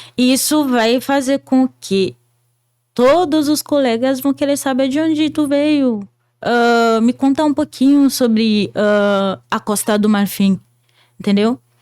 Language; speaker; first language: Portuguese; non-native, fluent; Haitian Creole